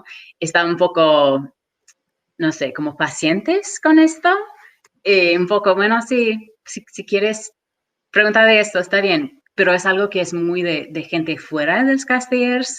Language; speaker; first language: Spanish; non-native, fluent; English